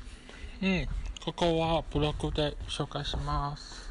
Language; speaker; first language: Japanese; non-native, fluent; Chinese